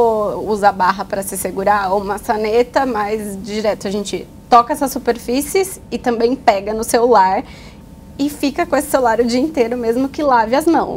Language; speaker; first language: Portuguese; native; Portuguese